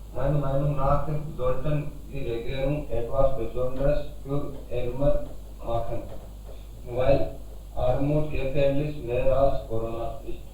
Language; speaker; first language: German; non-native, learner; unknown